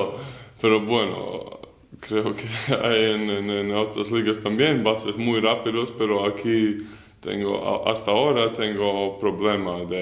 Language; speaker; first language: Spanish; non-native, learner; Latvian